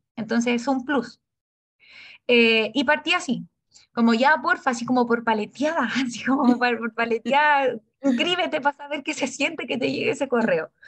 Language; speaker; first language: Spanish; native; Spanish